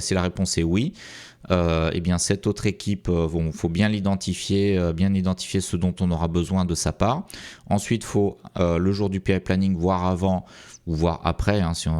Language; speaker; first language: French; native; French